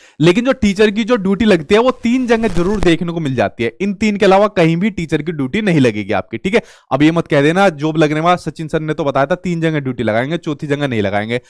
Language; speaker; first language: Hindi; native; Hindi